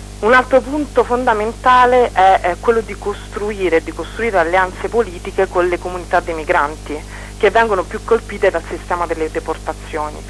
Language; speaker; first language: Italian; native; Italian